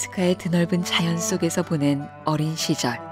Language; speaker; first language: Korean; native; Korean